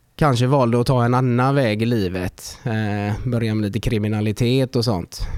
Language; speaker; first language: Swedish; early bilingual, other home language; Finnish